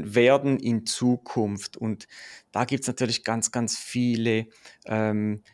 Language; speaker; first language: German; native; German